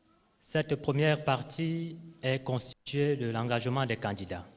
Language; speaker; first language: French; native; French